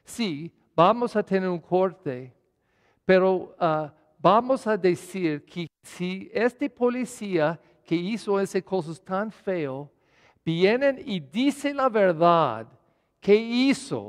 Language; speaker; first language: Spanish; non-native, fluent; English